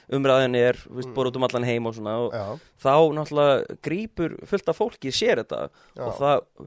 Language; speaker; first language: Icelandic; early bilingual, heritage; English